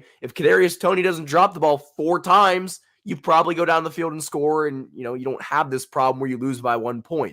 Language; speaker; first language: English; native; English